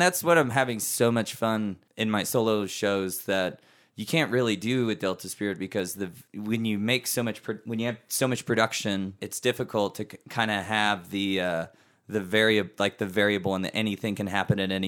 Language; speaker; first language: English; native; English